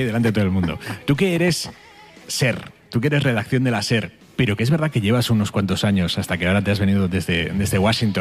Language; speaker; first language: Spanish; native; Spanish